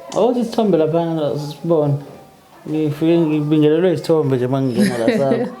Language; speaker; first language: Zulu; native; Zulu